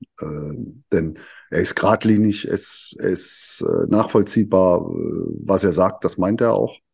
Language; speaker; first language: German; native; German